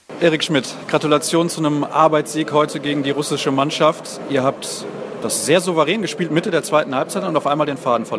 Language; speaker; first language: German; native; German